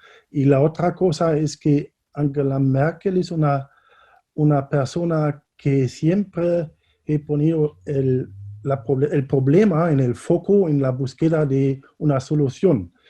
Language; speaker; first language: Spanish; non-native, fluent; German